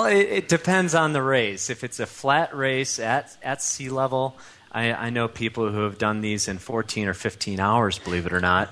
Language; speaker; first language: English; native; English